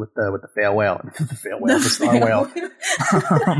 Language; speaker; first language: English; native; English